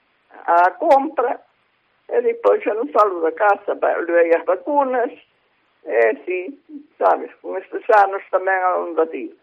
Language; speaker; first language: Galician; native; Galician